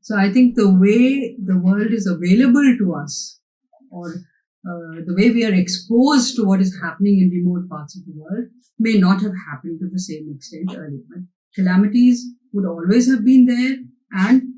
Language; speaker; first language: English; non-native, local second language; Hindi